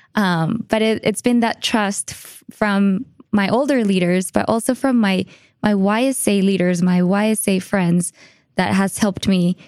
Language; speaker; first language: English; non-native, fluent; Spanish